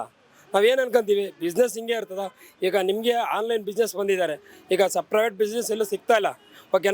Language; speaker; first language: Kannada; native; Kannada